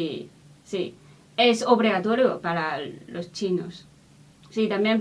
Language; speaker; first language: Spanish; non-native, learner; Chinese